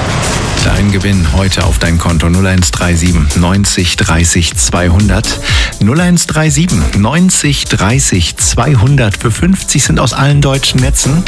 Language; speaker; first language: German; native; German